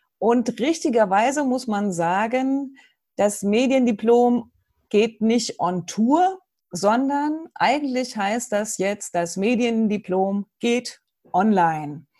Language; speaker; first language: German; native; German